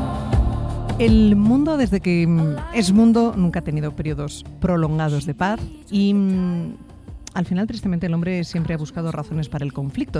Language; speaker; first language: Spanish; native; Spanish